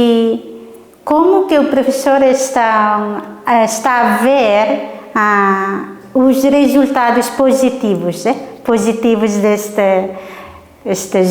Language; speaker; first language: Portuguese; non-native, learner; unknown